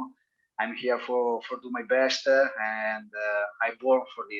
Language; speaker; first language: English; non-native, learner; Italian